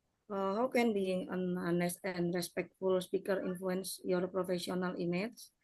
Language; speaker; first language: English; non-native, learner; Indonesian